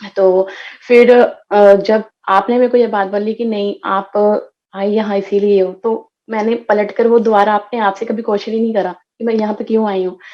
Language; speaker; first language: Hindi; non-native, local second language; Punjabi